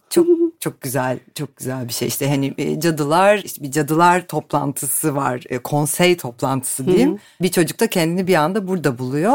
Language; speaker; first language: Turkish; native; Turkish